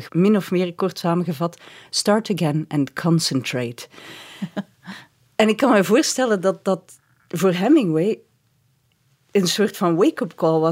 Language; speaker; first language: Dutch; native; Dutch